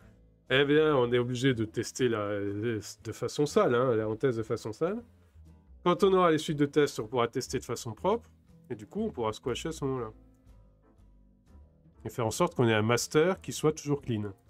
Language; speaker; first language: French; native; French